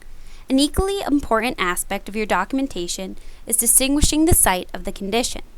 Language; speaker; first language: English; native; English